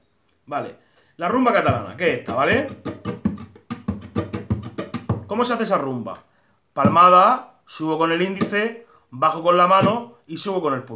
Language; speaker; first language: Spanish; native; Spanish